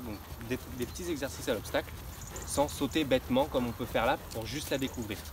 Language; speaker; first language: French; native; French